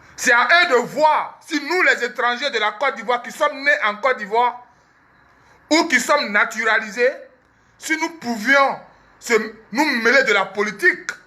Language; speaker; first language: French; early bilingual, other home language; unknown